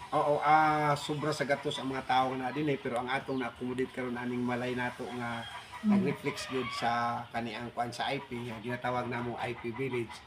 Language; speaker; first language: Cebuano; non-native, local second language; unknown